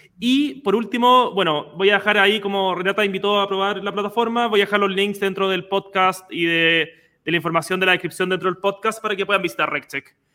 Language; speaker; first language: Spanish; native; Spanish